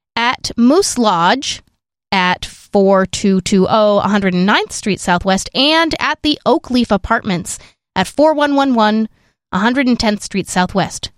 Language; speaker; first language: English; native; English